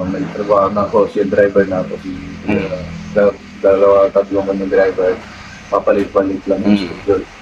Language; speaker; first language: Filipino; non-native, learner; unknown